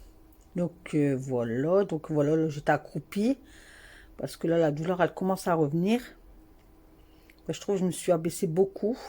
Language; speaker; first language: French; native; French